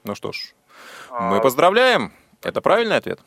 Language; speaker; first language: Russian; native; Russian